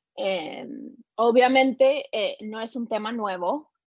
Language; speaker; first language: Spanish; early bilingual, heritage; Spanish